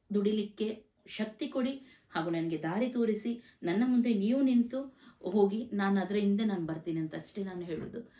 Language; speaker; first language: Kannada; native; Kannada